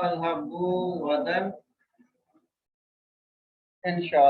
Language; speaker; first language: Arabic; non-native, learner; Urdu